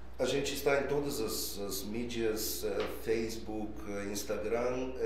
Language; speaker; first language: Portuguese; non-native, fluent; Bulgarian